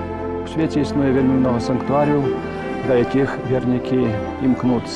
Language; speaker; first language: Belarusian; native; Belarusian